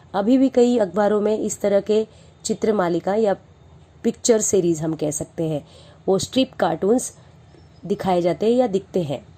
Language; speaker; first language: Hindi; non-native, local second language; Marathi